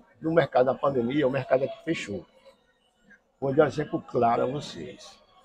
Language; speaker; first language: Portuguese; native; Portuguese